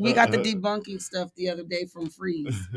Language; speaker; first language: English; native; English